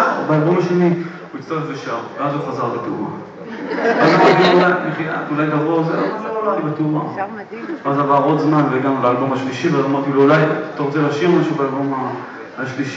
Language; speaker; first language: Hebrew; native; Hebrew